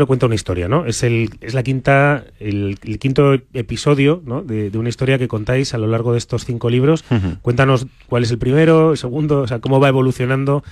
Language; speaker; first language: Spanish; native; Spanish